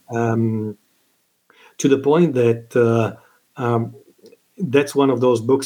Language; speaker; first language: English; non-native, fluent; Italian